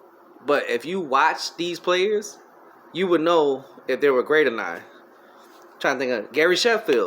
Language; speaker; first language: English; native; English